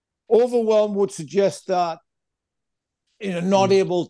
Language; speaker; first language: English; native; English